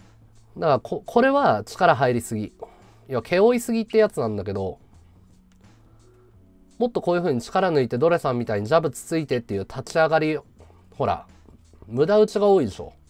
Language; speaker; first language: Japanese; native; Japanese